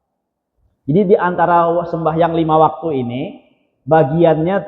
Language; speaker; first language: Indonesian; non-native, local second language; Banjar